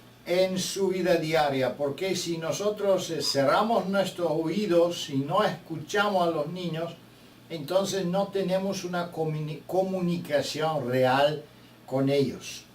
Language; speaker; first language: Spanish; non-native, fluent; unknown